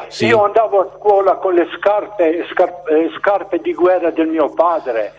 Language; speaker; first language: Italian; non-native, local second language; Slovenian